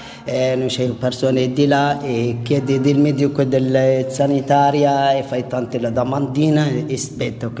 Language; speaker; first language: Italian; non-native, learner; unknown